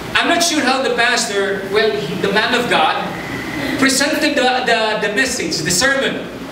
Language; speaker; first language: English; non-native, local second language; Chavacano